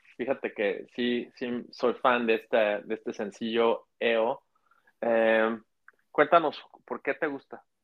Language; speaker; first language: Spanish; native; Spanish